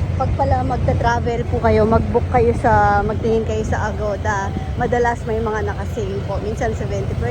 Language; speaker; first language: Filipino; native; Filipino